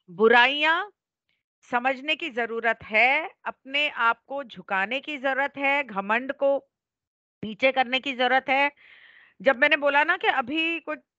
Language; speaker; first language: Hindi; native; Hindi